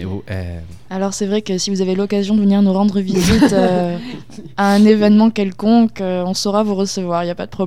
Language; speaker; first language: French; native; French